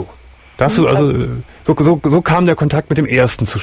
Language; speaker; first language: German; native; German